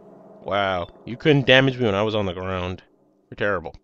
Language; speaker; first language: English; native; English